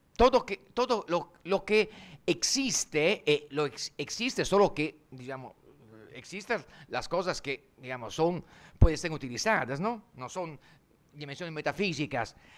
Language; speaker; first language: Spanish; non-native, fluent; Italian